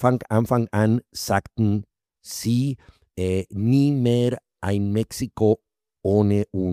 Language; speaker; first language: German; non-native, fluent; Spanish